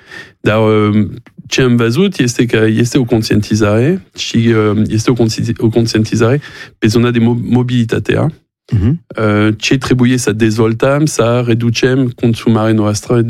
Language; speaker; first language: Romanian; non-native, learner; French